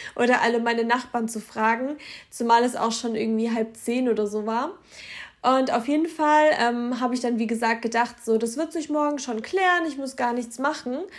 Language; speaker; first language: German; early bilingual, other home language; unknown